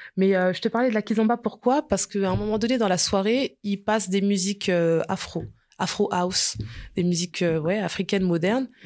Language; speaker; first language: French; early bilingual, other home language; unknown